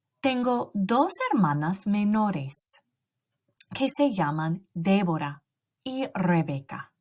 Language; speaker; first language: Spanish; non-native, learner; English